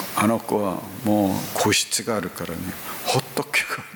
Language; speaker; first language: Japanese; non-native, fluent; Korean